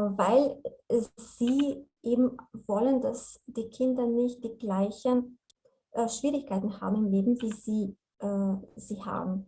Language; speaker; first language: German; non-native, fluent; Slovenian